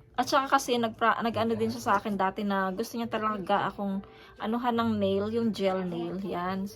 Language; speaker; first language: Filipino; native; Filipino